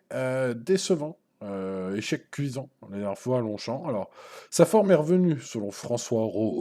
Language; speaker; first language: French; native; French